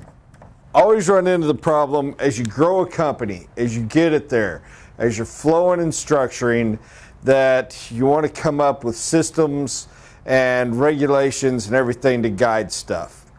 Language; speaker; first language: English; native; English